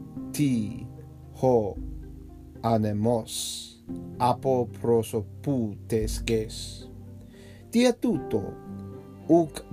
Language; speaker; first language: Greek; non-native, learner; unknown